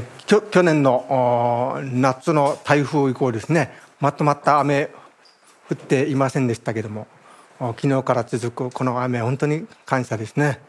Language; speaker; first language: Japanese; native; Japanese